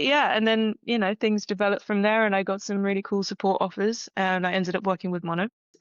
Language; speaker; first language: English; native; English